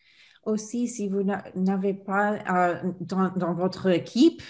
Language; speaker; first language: French; non-native, fluent; English